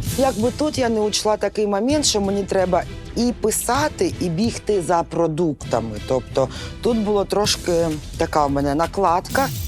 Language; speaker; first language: Ukrainian; native; Ukrainian